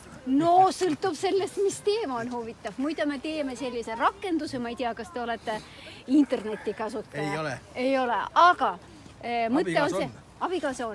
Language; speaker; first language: Estonian; non-native, local second language; Russian